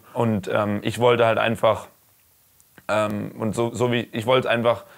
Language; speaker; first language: German; native; German